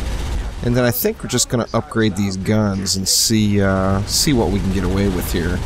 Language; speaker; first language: English; native; English